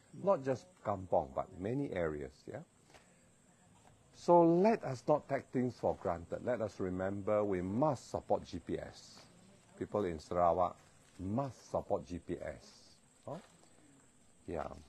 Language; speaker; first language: English; non-native, local second language; Min Nan Chinese